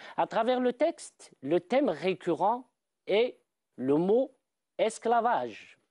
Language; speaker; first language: French; non-native, local second language; Arabic